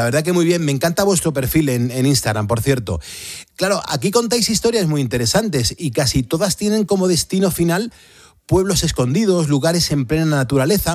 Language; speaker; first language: Spanish; native; Spanish